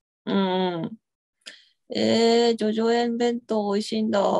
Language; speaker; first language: Japanese; native; Japanese